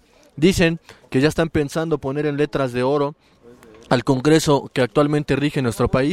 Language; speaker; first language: Spanish; native; Spanish